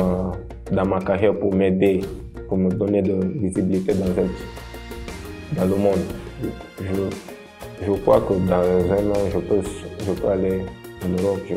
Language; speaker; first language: French; non-native, fluent; Portuguese